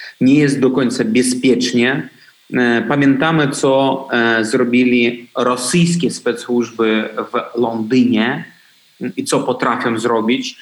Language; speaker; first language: Polish; non-native, fluent; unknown